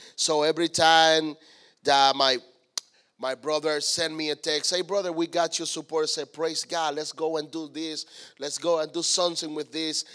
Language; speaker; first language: English; non-native, fluent; Spanish